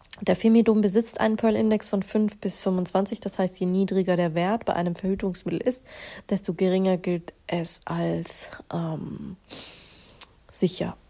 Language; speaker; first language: German; native; German